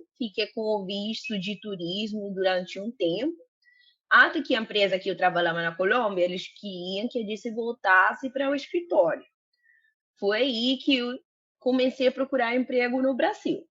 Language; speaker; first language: Portuguese; non-native, fluent; Spanish